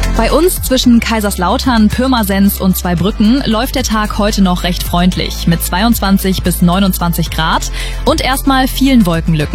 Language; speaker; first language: German; native; German